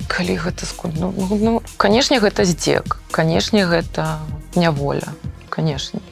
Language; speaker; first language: Belarusian; native; Belarusian